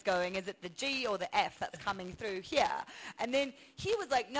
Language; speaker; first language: English; native; English